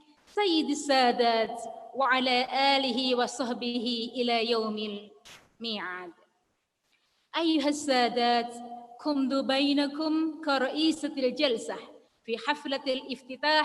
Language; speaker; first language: Arabic; non-native, fluent; Indonesian